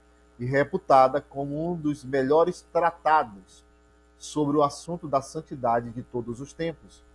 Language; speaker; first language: Portuguese; native; Portuguese